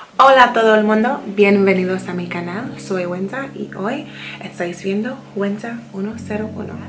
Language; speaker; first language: Spanish; non-native, learner; English